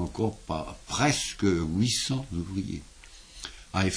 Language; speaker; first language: French; native; French